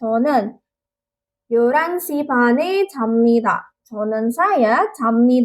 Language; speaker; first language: Korean; non-native, learner; Indonesian